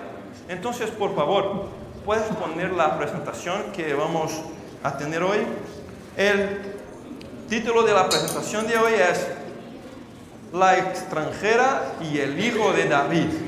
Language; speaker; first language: Spanish; non-native, fluent; Portuguese